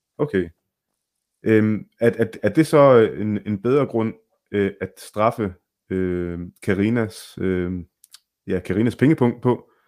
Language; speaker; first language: Danish; early bilingual, other home language; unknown